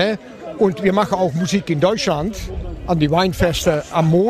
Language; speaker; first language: German; non-native, learner; Dutch